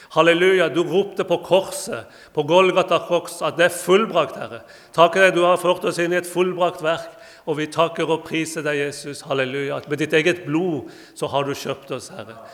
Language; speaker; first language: Norwegian; non-native, fluent; Persian